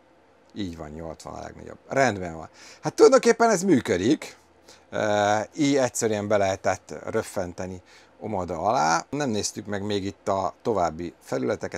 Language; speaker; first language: Hungarian; native; Hungarian